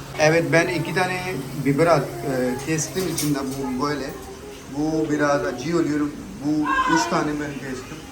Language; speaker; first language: Turkish; non-native, learner; Urdu